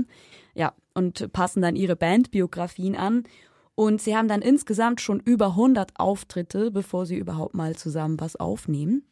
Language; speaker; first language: German; native; German